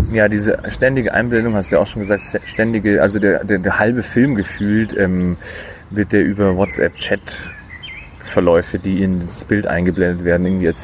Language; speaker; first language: German; native; German